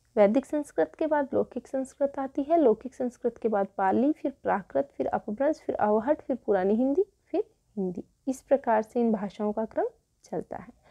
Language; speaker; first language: Hindi; native; Hindi